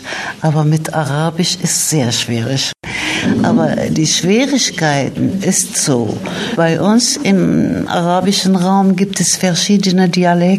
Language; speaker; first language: German; non-native, fluent; Arabic